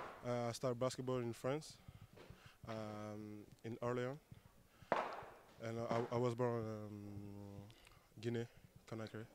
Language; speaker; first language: English; non-native, learner; French